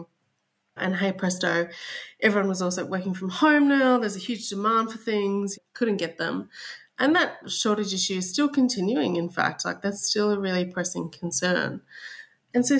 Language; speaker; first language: English; native; English